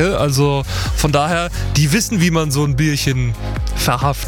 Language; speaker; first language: German; native; German